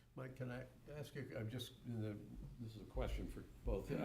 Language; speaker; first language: English; native; English